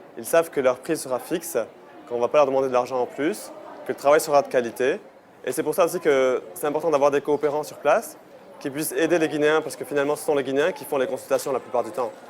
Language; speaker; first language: French; native; French